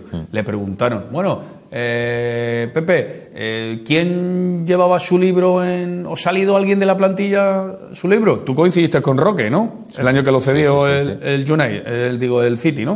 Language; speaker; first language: Spanish; native; Spanish